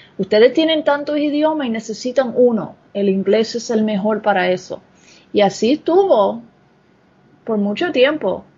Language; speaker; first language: Spanish; non-native, fluent; English